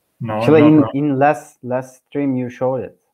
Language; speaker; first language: English; non-native, learner; Turkish